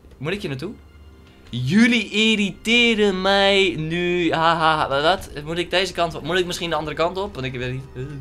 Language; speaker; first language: Dutch; native; Dutch